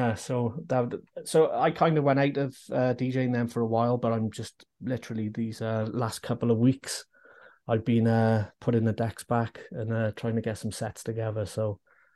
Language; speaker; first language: English; native; English